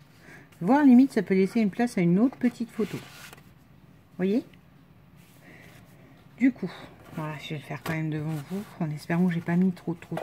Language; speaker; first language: French; native; French